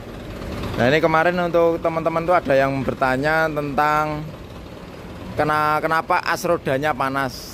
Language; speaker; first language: Indonesian; non-native, local second language; Javanese